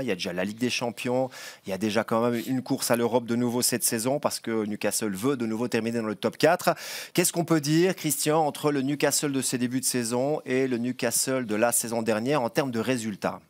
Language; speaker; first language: French; native; French